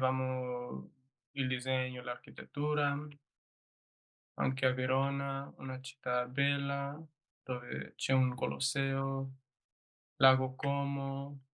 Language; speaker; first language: Italian; non-native, learner; English